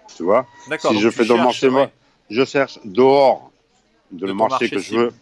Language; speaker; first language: French; non-native, fluent; Spanish